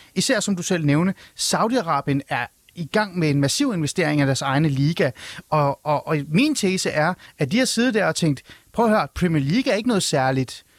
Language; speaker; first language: Danish; early bilingual, other home language; Persian